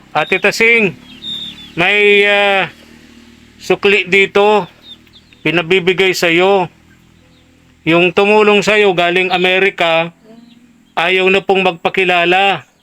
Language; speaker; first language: Filipino; native; Filipino